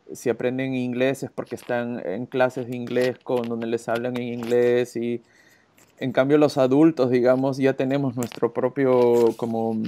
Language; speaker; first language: Spanish; native; Spanish